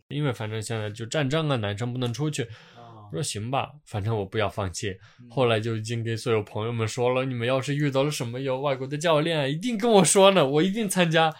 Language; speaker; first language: Chinese; non-native, fluent; Ukrainian